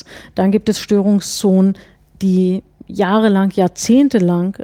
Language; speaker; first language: German; native; German